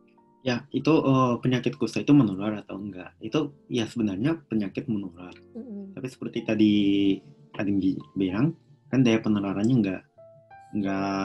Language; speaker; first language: Indonesian; non-native, local second language; Japanese